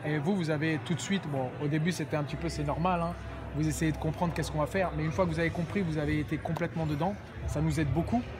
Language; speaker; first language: French; native; French